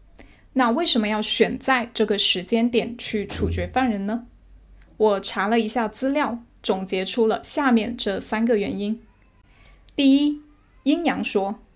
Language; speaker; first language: Chinese; native; Chinese